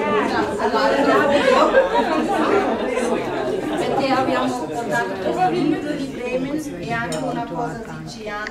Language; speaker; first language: Italian; non-native, fluent; German